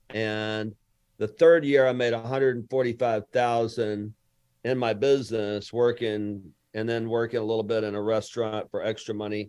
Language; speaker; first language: English; native; English